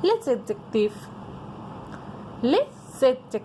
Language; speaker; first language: French; non-native, fluent; Hindi